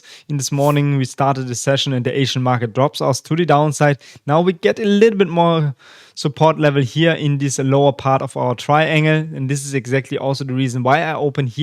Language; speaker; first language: English; non-native, fluent; German